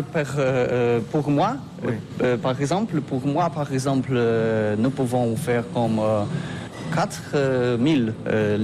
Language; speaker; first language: French; non-native, learner; Polish